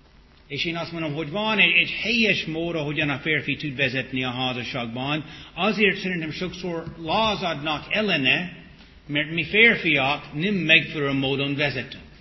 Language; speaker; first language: Hungarian; non-native, fluent; English